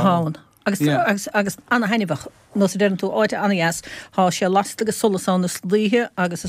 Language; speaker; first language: Irish; native; Irish